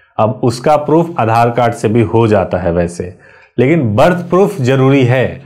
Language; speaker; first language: Hindi; native; Hindi